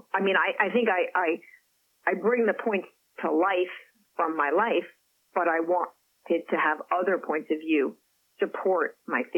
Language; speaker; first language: English; non-native, fluent; French